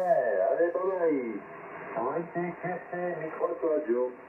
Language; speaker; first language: French; native; French